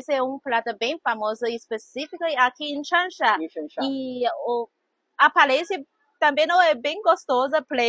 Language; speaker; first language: Portuguese; non-native, fluent; Chinese